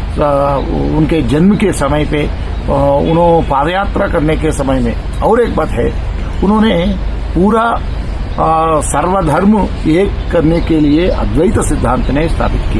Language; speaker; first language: Hindi; non-native, local second language; Telugu